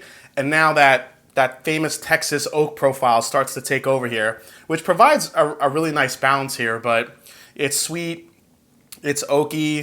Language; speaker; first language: English; native; English